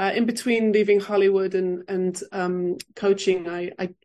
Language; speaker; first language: English; native; English